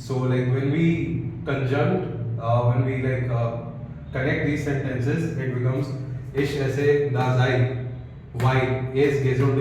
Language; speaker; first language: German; non-native, learner; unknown